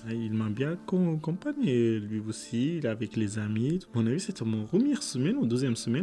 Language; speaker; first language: French; non-native, learner; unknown